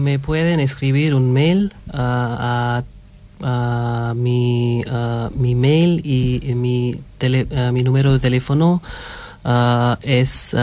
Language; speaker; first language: Spanish; non-native, fluent; Hindi